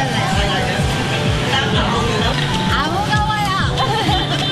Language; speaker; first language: Korean; non-native, learner; Vietnamese